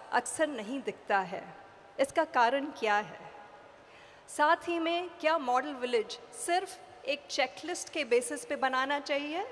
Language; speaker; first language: Hindi; native; Hindi